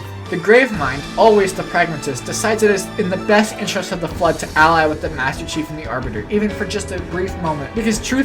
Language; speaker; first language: English; native; English